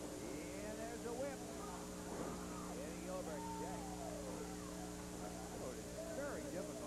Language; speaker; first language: English; native; English